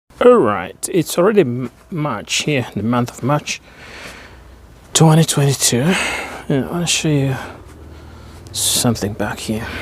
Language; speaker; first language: English; non-native, local second language; Kikuyu